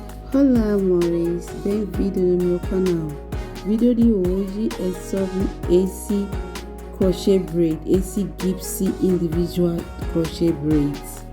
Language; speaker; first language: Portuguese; non-native, learner; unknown